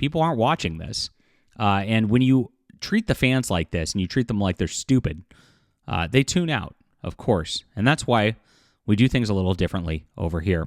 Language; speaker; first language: English; native; English